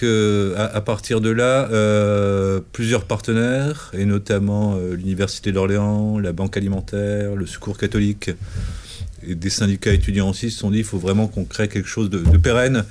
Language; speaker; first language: French; native; French